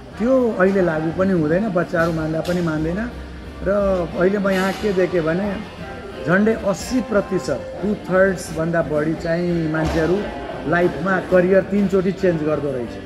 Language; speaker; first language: Nepali; non-native, local second language; Maithili